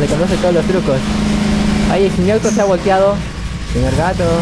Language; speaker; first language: Spanish; native; Spanish